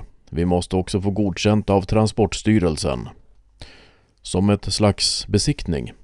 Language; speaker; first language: Swedish; native; Swedish